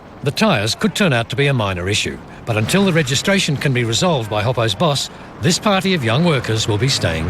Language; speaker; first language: English; native; English